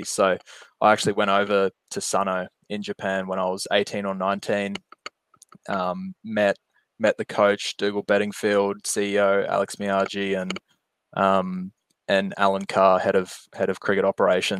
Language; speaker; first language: English; non-native, local second language; Japanese